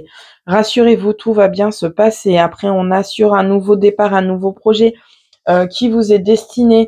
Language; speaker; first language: French; native; French